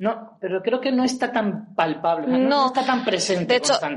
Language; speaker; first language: Spanish; native; Spanish